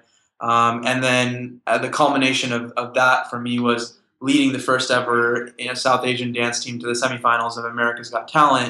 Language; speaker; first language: English; native; English